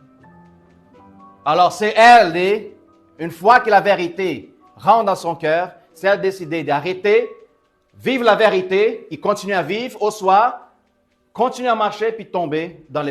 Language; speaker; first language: French; native; French